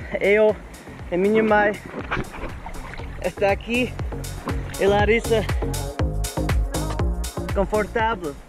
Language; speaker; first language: Portuguese; non-native, learner; English